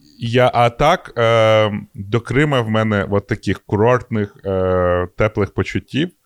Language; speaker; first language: Ukrainian; non-native, local second language; Russian